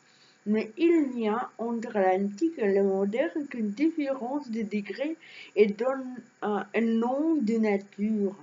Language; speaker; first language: French; non-native, learner; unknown